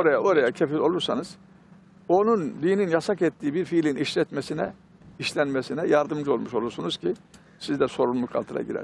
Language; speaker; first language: Turkish; native; Turkish